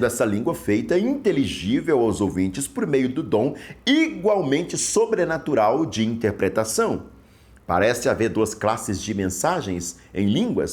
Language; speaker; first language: Portuguese; native; Portuguese